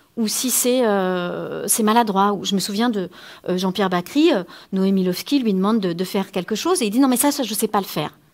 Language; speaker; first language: French; native; French